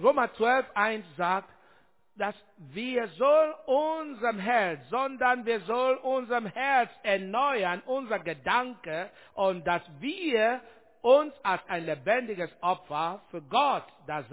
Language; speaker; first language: German; non-native, learner; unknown